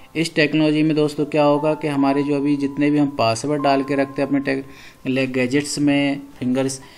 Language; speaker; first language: Hindi; native; Hindi